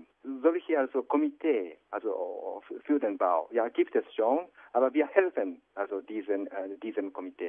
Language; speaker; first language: German; non-native, fluent; Japanese